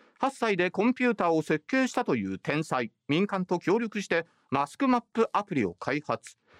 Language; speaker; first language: Japanese; native; Japanese